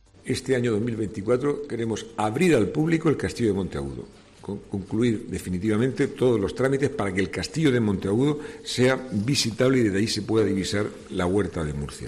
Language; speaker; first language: Spanish; native; Spanish